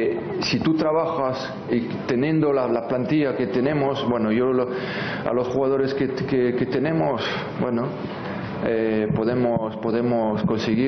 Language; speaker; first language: Spanish; non-native, fluent; French